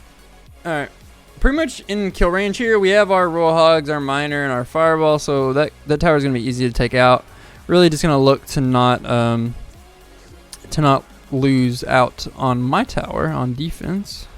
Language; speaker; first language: English; native; English